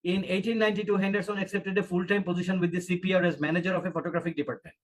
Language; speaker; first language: English; non-native, local second language; Bangla